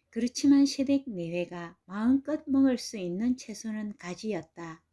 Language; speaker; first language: Korean; native; Korean